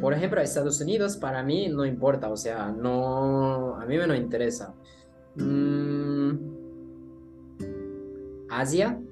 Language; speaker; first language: Spanish; non-native, learner; Japanese